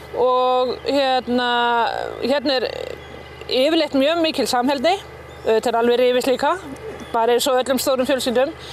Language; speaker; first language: Icelandic; native; Icelandic